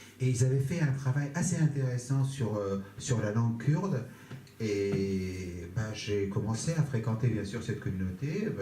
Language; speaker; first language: French; non-native, fluent; Kurdish